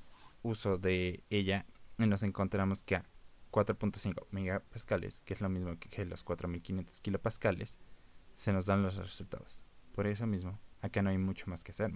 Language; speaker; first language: Spanish; native; Spanish